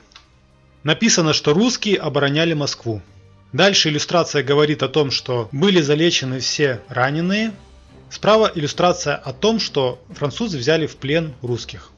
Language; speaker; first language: Russian; native; Russian